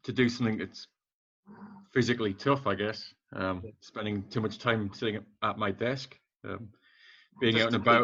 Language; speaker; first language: English; native; English